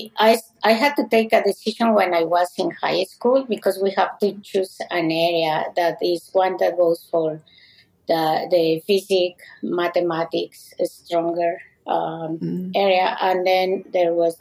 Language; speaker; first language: English; non-native, fluent; Spanish